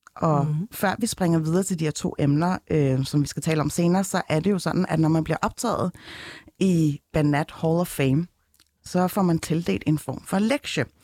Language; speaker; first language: Danish; early bilingual, other home language; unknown